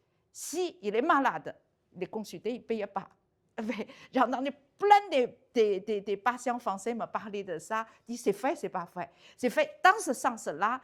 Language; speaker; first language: French; non-native, learner; Chinese